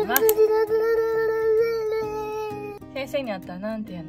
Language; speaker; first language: Japanese; native; Japanese